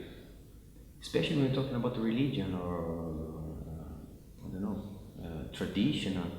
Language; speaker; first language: English; non-native, fluent; Portuguese